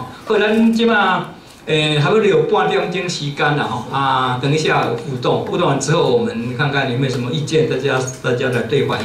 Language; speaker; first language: Chinese; non-native, local second language; Min Nan Chinese